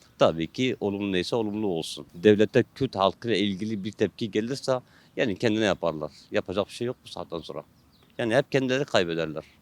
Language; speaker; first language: Turkish; non-native, local second language; Kurdish